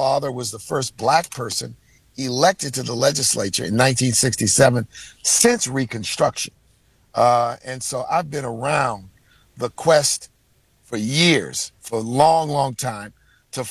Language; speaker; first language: English; native; English